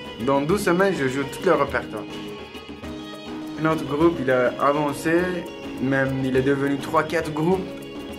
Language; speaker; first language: French; non-native, learner; Kurdish